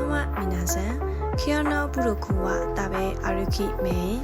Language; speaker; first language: Japanese; non-native, learner; Burmese